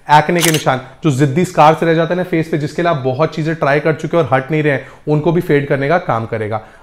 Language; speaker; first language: Hindi; native; Hindi